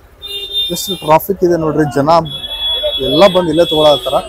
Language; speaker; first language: Kannada; native; Kannada